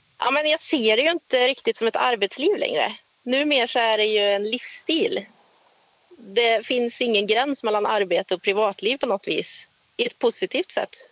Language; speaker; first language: Swedish; native; Swedish